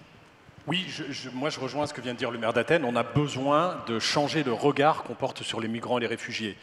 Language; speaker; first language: French; native; French